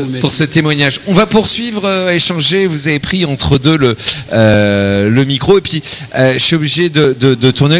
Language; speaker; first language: French; native; French